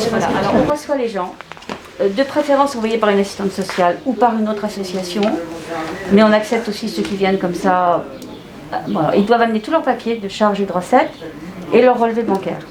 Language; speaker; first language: French; native; French